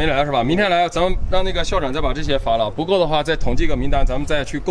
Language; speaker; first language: Chinese; native; Chinese